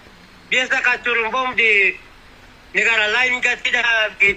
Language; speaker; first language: Indonesian; non-native, local second language; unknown